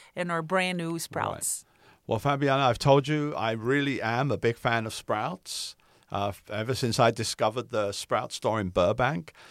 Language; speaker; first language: English; non-native, fluent; Portuguese